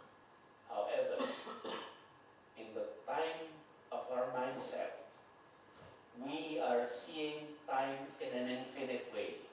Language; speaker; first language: English; non-native, fluent; Indonesian